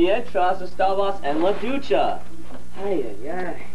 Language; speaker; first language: Spanish; non-native, learner; English